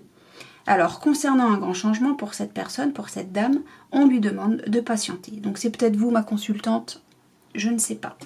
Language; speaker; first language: French; native; French